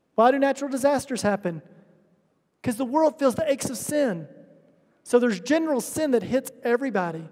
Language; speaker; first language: English; native; English